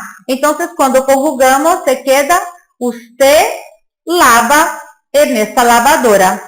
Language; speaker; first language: Spanish; non-native, fluent; Portuguese